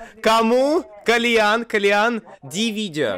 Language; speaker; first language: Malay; non-native, learner; Russian